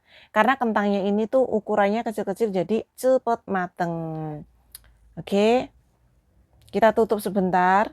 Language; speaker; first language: Indonesian; non-native, local second language; Javanese